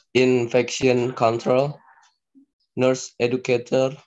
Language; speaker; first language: English; non-native, learner; Indonesian